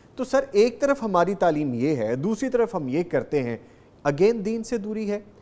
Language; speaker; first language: Urdu; native; Urdu